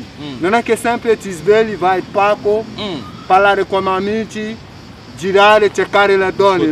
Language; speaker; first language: Italian; non-native, fluent; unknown